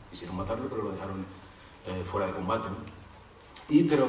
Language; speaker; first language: Spanish; native; Spanish